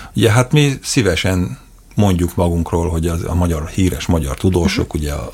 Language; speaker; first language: Hungarian; native; Hungarian